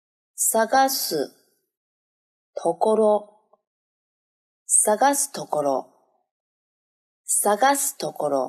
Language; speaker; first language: Japanese; non-native, learner; Chinese